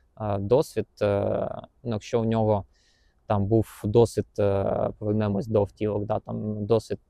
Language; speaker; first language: Ukrainian; native; Ukrainian